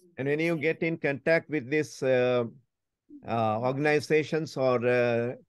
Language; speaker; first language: English; non-native, learner; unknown